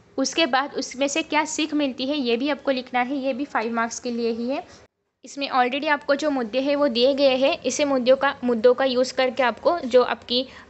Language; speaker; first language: Hindi; non-native, local second language; Marathi